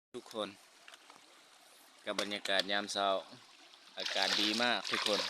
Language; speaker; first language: Thai; non-native, local second language; Lao